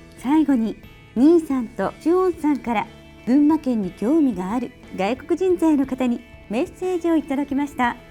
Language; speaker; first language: Japanese; native; Japanese